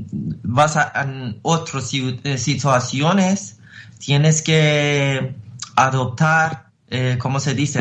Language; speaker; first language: Spanish; non-native, fluent; Persian